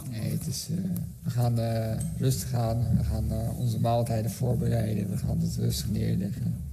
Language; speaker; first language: Dutch; early bilingual, other home language; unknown